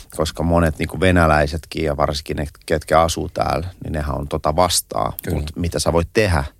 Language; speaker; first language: Finnish; early bilingual, other home language; Russian